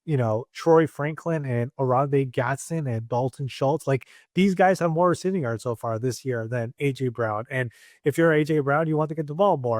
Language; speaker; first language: English; native; English